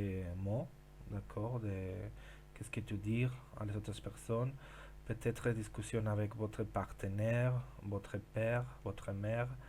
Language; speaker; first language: French; non-native, learner; Spanish